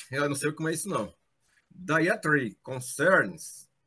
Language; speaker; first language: Portuguese; native; Portuguese